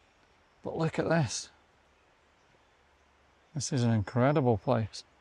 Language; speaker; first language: English; native; English